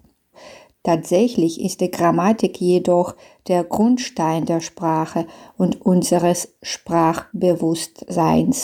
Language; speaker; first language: German; non-native, fluent; Belarusian